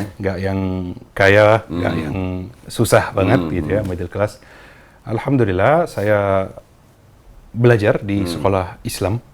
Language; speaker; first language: Indonesian; non-native, fluent; Arabic